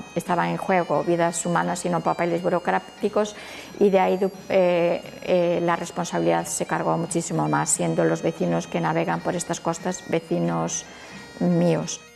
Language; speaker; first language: Spanish; native; Spanish